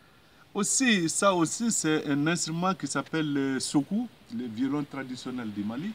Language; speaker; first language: French; non-native, local second language; Bambara